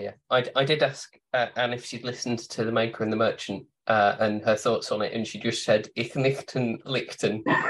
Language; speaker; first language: English; native; English